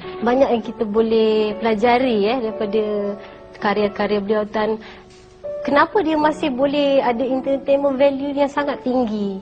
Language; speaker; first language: Malay; native; Malay